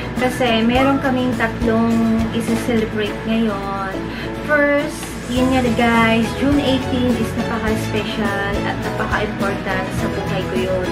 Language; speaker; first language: Filipino; non-native, local second language; Cebuano